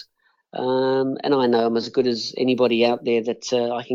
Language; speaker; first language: English; native; English